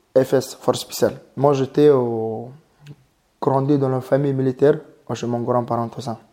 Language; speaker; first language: French; non-native, fluent; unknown